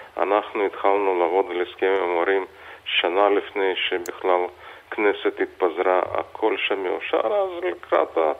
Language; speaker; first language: Hebrew; non-native, fluent; Russian